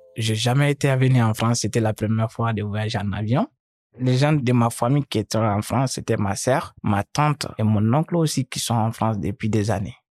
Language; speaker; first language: French; non-native, local second language; Fula